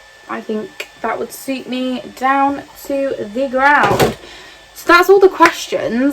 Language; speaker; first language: English; native; English